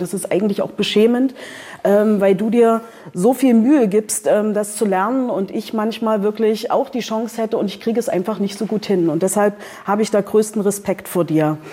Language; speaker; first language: German; native; German